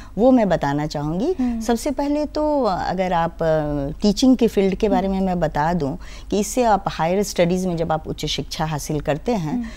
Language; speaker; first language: Hindi; native; Hindi